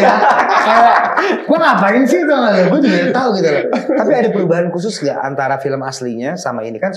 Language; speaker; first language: Indonesian; native; Indonesian